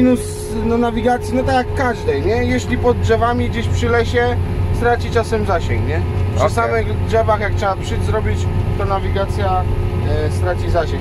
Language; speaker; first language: Polish; native; Polish